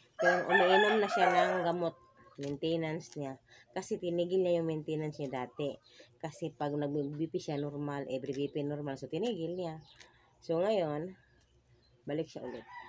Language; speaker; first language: Filipino; non-native, local second language; Cebuano